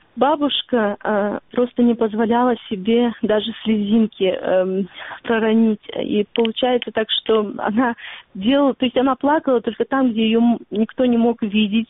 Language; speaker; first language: Russian; non-native, local second language; Ingush